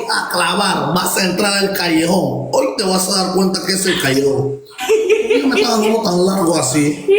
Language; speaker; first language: Spanish; native; Spanish